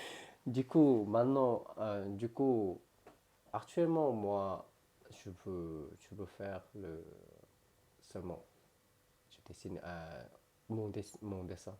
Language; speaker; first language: French; non-native, learner; Korean